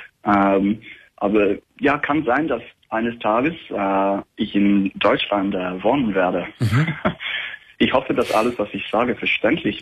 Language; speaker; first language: German; non-native, fluent; English